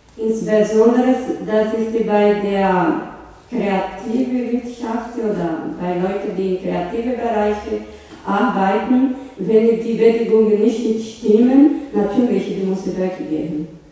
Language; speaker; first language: German; non-native, learner; Portuguese